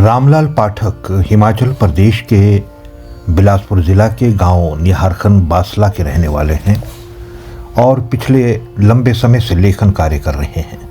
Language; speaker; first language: Hindi; native; Hindi